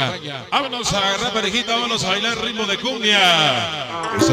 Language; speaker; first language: Spanish; native; Spanish